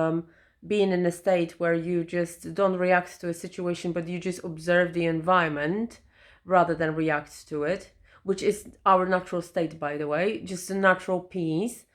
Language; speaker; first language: English; non-native, fluent; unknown